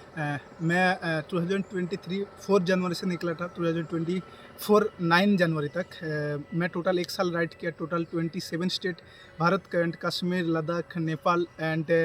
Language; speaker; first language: Hindi; non-native, local second language; Bangla